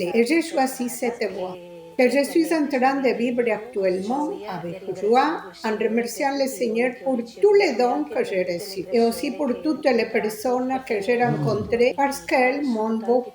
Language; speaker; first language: French; non-native, fluent; Italian